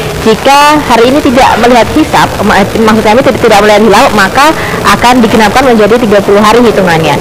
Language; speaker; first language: Indonesian; native; Indonesian